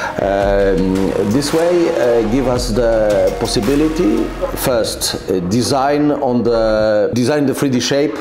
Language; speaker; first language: English; non-native, learner; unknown